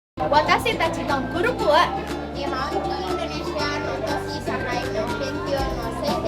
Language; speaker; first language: Japanese; non-native, learner; Indonesian